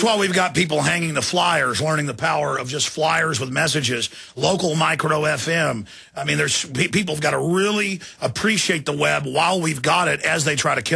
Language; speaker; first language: English; native; English